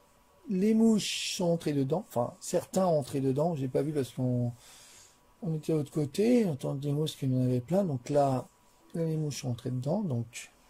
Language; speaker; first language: French; native; French